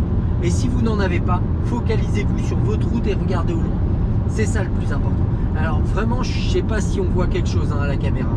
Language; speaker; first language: French; native; French